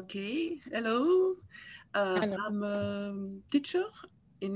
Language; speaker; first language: English; non-native, learner; French